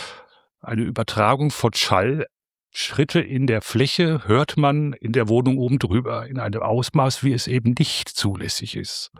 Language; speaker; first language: German; native; German